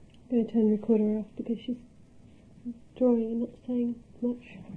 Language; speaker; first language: English; native; English